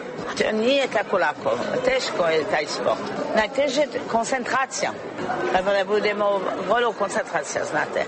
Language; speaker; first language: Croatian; non-native, learner; French